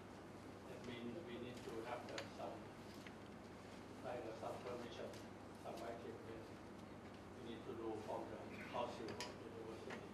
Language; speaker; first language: English; non-native, learner; Thai